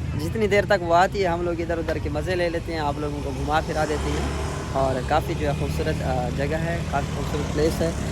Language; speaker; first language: Urdu; non-native, local second language; Saraiki